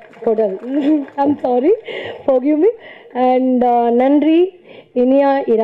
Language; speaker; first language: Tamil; non-native, learner; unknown